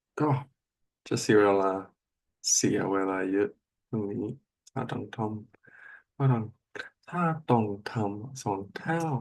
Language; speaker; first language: Thai; non-native, learner; English